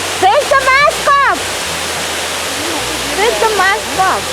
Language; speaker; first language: English; non-native, fluent; Japanese